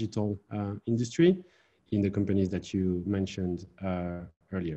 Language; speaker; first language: English; non-native, fluent; French